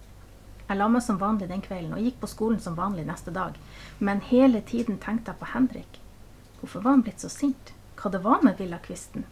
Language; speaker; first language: Norwegian; native; Norwegian